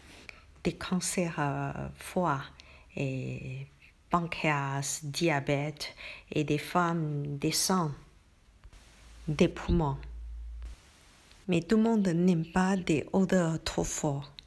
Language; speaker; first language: French; non-native, learner; Chinese